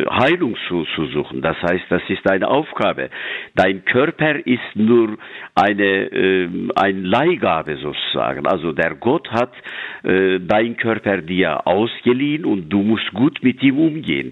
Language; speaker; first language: German; non-native, fluent; Turkish